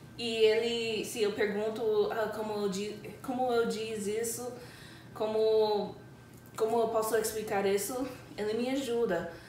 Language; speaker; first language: Portuguese; non-native, fluent; English